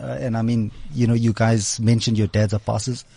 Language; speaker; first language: English; native; English